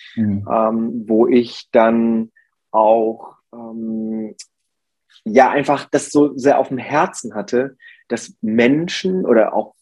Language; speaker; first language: German; native; German